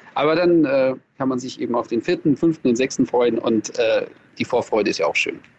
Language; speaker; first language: German; early bilingual, other home language; Russian